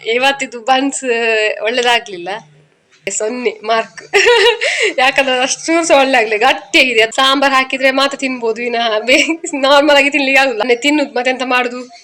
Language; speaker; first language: Kannada; native; Kannada